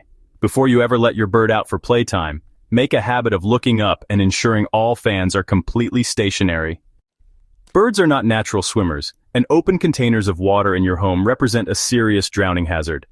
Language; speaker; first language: English; native; English